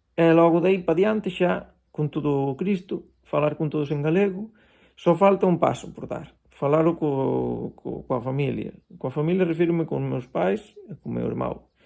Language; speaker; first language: Galician; non-native, local second language; Spanish